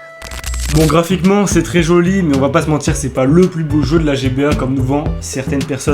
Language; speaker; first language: French; native; French